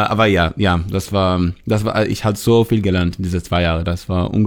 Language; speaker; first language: German; non-native, learner; Hebrew